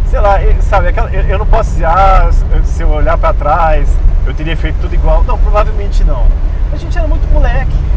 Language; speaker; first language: Portuguese; early bilingual, other home language; English